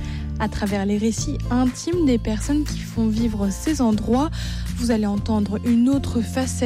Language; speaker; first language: French; native; French